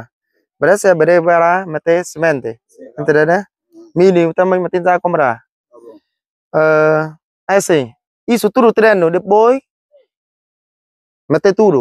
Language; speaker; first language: Portuguese; non-native, learner; Vietnamese